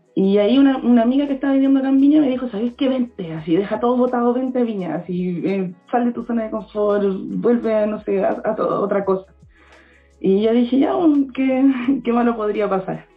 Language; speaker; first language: Spanish; native; Spanish